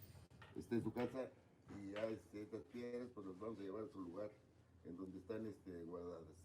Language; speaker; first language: Spanish; native; Spanish